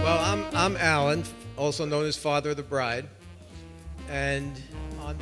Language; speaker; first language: English; native; English